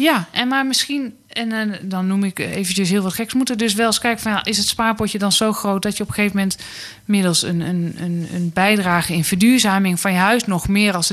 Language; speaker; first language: Dutch; native; Dutch